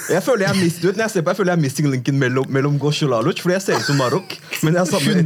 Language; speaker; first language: Norwegian; early bilingual, other home language; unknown